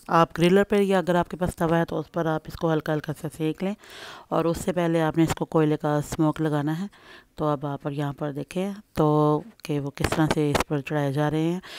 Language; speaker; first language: Urdu; native; Urdu